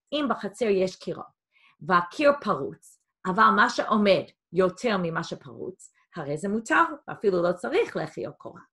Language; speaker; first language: Hebrew; non-native, fluent; English